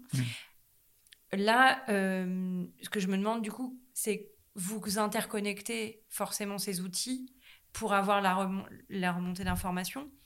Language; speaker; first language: French; native; French